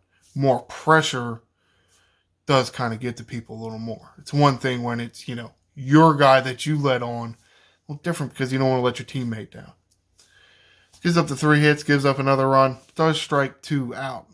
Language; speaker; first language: English; native; English